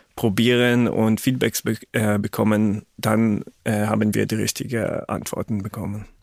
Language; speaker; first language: German; non-native, fluent; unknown